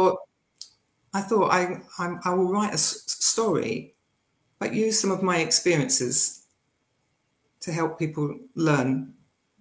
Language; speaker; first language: English; native; English